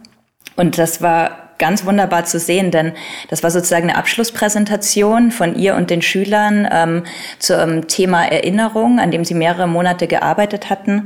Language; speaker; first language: German; native; German